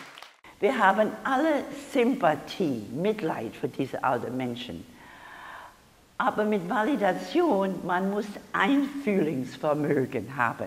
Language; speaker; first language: German; non-native, learner; English